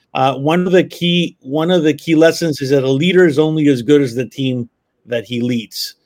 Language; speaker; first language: English; early bilingual, other home language; Spanish